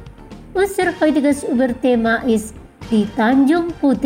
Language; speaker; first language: German; non-native, fluent; Indonesian